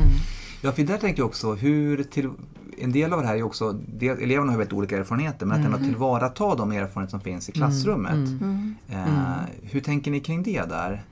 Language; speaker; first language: Swedish; native; Swedish